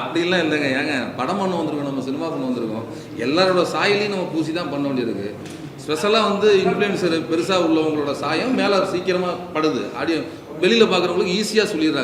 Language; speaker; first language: Tamil; native; Tamil